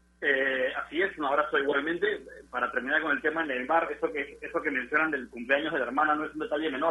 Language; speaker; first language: Spanish; native; Spanish